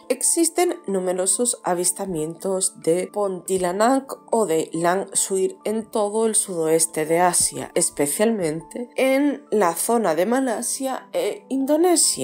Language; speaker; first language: Spanish; native; Spanish